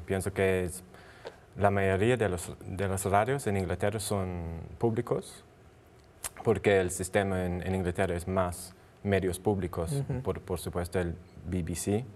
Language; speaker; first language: Spanish; non-native, learner; English